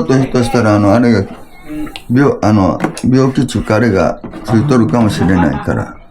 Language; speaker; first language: Japanese; native; Japanese